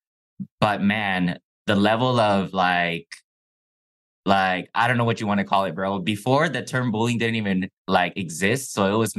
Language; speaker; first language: English; non-native, fluent; Chinese